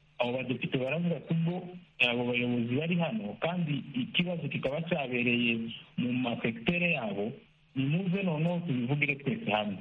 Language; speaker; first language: Kinyarwanda; native; Kinyarwanda